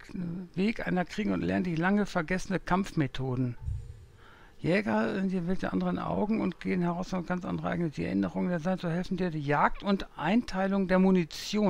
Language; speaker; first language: German; native; German